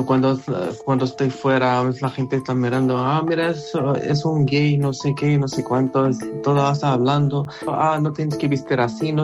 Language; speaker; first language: Spanish; non-native, learner; Arabic